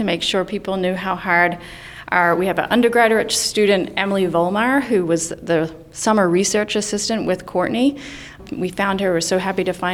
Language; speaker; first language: English; native; English